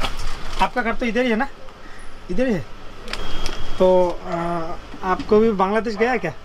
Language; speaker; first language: Hindi; non-native, learner; Bangla